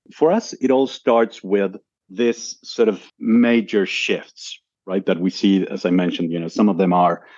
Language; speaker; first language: English; non-native, fluent; Spanish